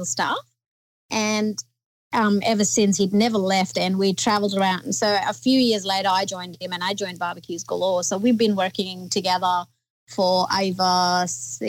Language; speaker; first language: English; non-native, local second language; Nepali